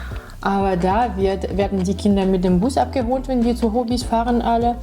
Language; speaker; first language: German; non-native, fluent; Russian